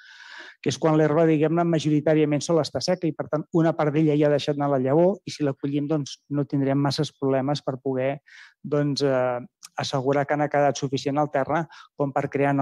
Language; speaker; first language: Catalan; native; Catalan